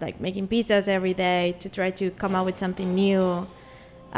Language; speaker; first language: English; non-native, fluent; Spanish